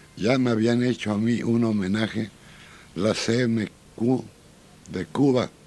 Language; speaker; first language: Spanish; native; Spanish